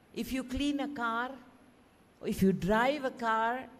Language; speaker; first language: English; non-native, local second language; Kannada